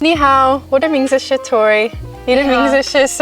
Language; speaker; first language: Chinese; non-native, learner; English